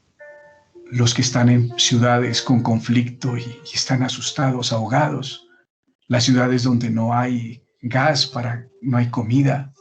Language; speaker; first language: Spanish; native; Spanish